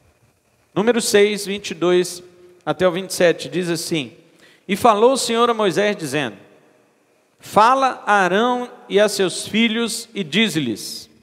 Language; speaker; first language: Portuguese; native; Portuguese